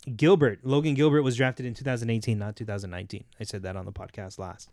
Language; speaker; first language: English; native; English